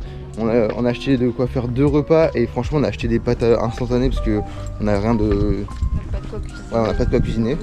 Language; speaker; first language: French; native; French